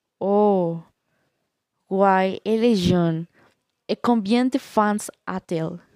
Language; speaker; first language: French; non-native, learner; Spanish